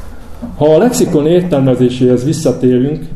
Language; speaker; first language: Hungarian; native; Hungarian